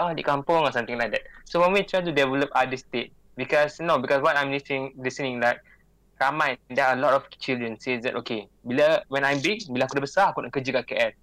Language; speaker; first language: English; non-native, local second language; Malay